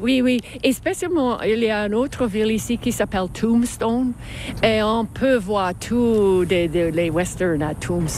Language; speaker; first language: French; non-native, learner; English